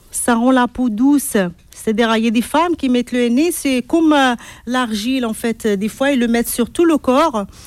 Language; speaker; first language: French; non-native, local second language; Arabic